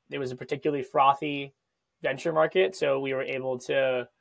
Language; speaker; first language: English; native; English